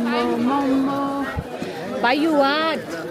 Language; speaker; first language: English; non-native, local second language; Tibetan